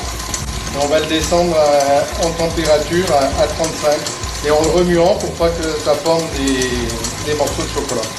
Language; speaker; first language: French; native; French